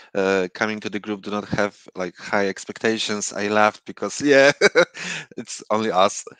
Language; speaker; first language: English; non-native, fluent; Polish